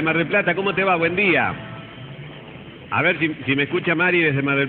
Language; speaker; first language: Spanish; native; Spanish